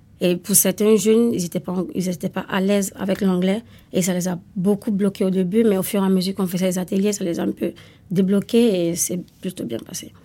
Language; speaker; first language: French; non-native, fluent; Italian